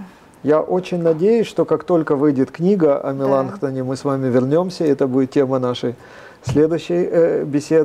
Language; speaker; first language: Russian; native; Russian